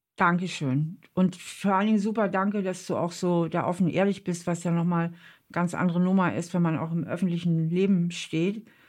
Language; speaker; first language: German; native; German